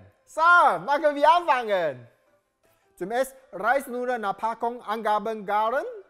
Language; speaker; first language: German; non-native, learner; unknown